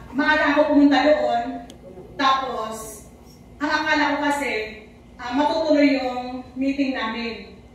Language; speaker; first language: Filipino; non-native, local second language; Waray